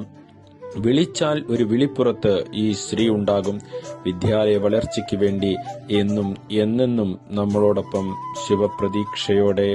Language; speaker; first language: Malayalam; native; Malayalam